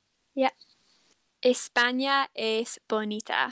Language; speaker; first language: Spanish; non-native, learner; English